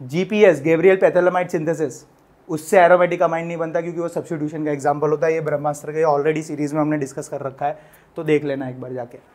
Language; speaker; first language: Hindi; non-native, local second language; Gujarati